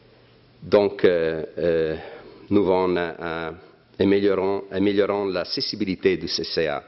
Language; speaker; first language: French; non-native, fluent; Italian